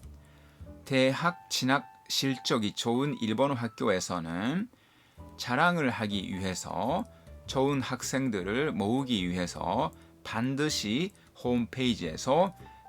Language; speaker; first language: Korean; non-native, fluent; Japanese